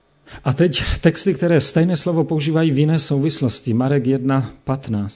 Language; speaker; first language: Czech; native; Czech